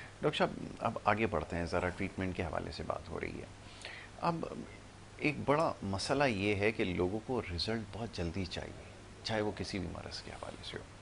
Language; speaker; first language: Urdu; native; Urdu